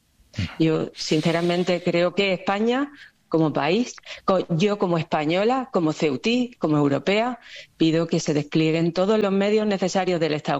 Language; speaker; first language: Spanish; native; Spanish